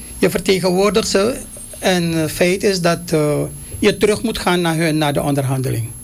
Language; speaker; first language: Dutch; native; Dutch